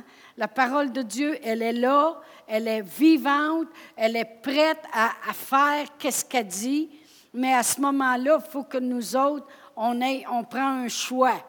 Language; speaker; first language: French; native; French